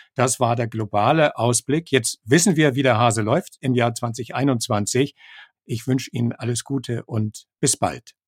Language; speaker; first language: German; native; German